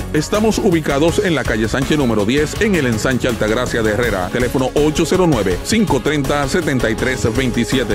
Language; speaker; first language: Spanish; native; Spanish